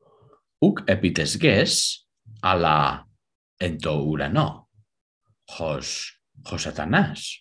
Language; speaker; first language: Greek; non-native, fluent; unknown